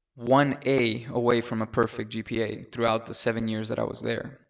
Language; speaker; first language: English; early bilingual, other home language; Spanish